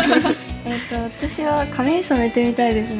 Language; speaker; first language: Japanese; native; Japanese